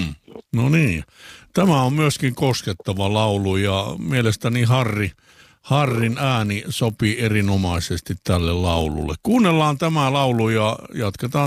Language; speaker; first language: Finnish; native; Finnish